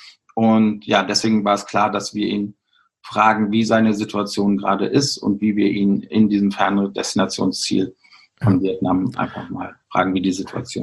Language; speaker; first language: German; native; German